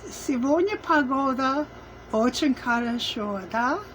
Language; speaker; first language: Russian; non-native, learner; English